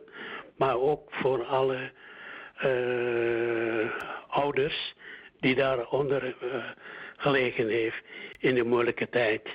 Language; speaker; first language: Dutch; early bilingual, other home language; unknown